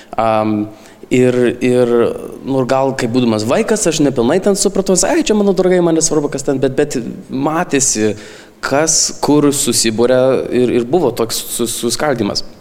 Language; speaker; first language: Lithuanian; early bilingual, heritage; Lithuanian